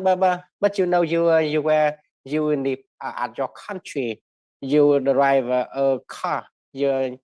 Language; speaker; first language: English; non-native, learner; Vietnamese